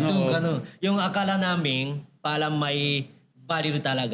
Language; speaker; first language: Filipino; non-native, learner; Japanese